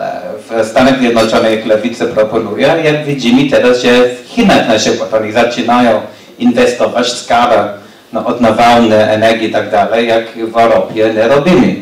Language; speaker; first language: Polish; non-native, learner; English